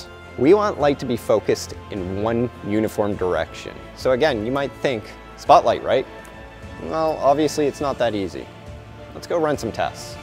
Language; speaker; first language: English; native; English